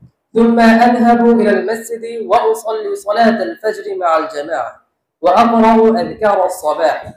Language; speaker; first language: Arabic; non-native, learner; Bangla